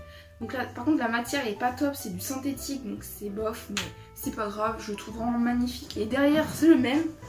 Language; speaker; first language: French; native; French